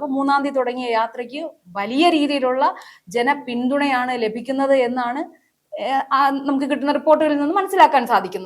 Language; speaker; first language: Malayalam; native; Malayalam